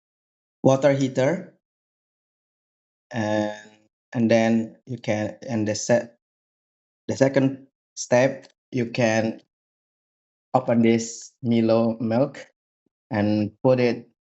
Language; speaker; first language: English; non-native, learner; Indonesian